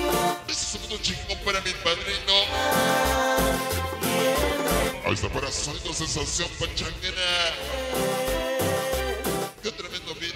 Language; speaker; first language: Spanish; native; Spanish